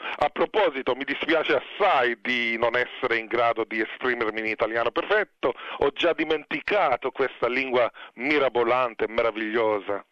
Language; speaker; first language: Italian; non-native, fluent; Hebrew